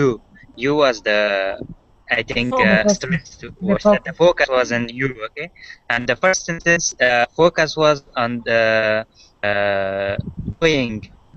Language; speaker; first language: English; non-native, learner; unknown